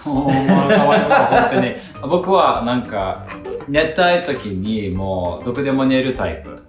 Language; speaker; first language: Japanese; non-native, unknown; Lithuanian